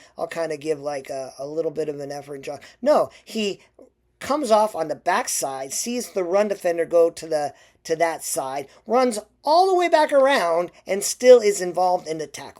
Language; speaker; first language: English; native; English